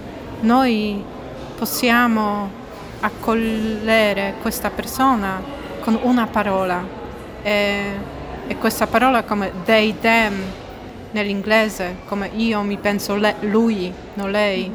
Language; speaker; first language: Italian; non-native, learner; Polish